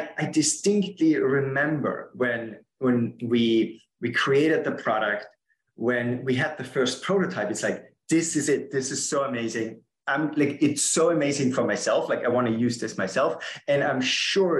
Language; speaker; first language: English; non-native, fluent; German